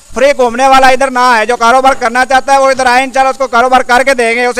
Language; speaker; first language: Urdu; non-native, local second language; Punjabi